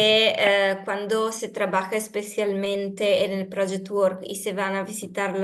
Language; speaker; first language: Spanish; non-native, fluent; Italian